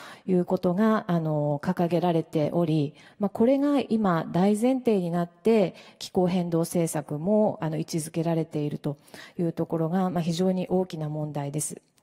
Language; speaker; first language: Japanese; native; Japanese